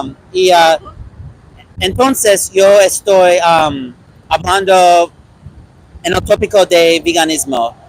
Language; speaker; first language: Spanish; non-native, learner; English